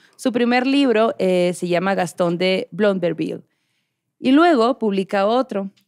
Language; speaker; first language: Spanish; native; Spanish